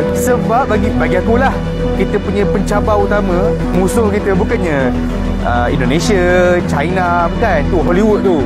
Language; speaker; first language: Malay; native; Malay